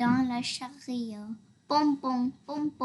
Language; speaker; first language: French; non-native, learner; English